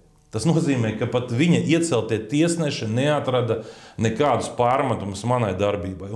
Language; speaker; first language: Latvian; native; Latvian